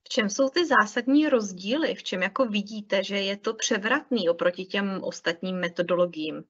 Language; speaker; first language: Czech; native; Czech